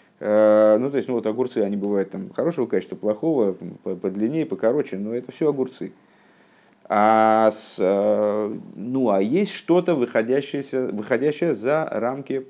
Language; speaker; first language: Russian; native; Russian